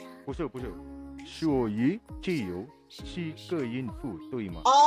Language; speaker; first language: Chinese; non-native, learner; Indonesian